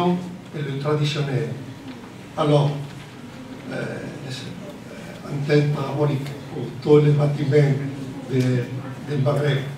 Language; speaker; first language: French; non-native, learner; Spanish